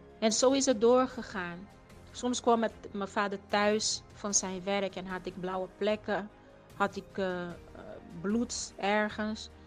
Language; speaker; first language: Dutch; non-native, fluent; Portuguese